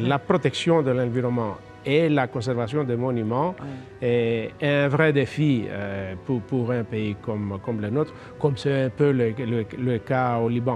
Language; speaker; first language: French; non-native, fluent; Greek